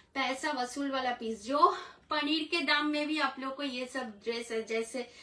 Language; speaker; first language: Hindi; non-native, local second language; Bangla